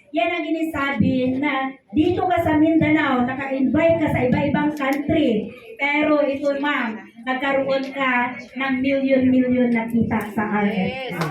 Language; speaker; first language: Filipino; non-native, local second language; Hiligaynon